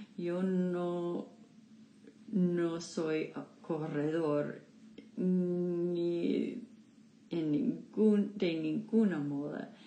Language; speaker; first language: Spanish; non-native, learner; English